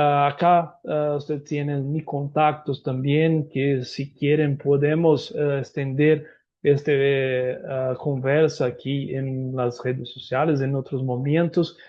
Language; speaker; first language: Spanish; non-native, learner; Portuguese